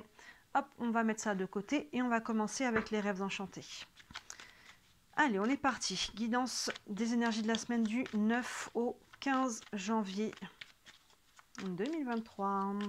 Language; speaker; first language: French; native; French